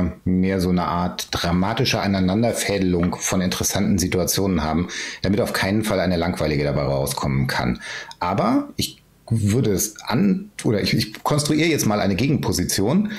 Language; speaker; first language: German; native; German